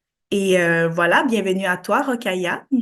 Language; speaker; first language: French; native; French